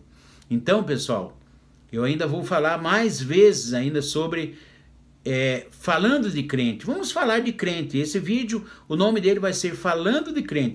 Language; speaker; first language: Portuguese; native; Portuguese